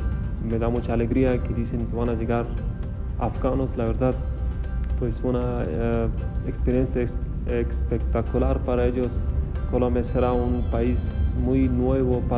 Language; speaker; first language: Spanish; non-native, fluent; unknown